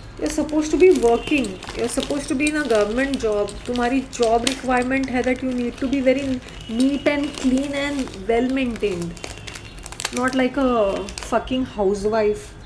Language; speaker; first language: Hindi; native; Hindi